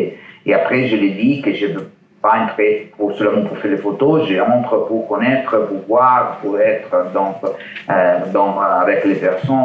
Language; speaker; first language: French; non-native, learner; Italian